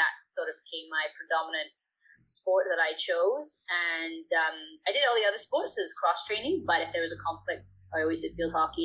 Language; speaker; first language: English; native; English